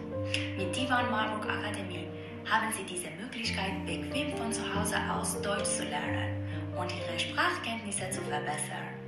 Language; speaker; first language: German; non-native, fluent; Persian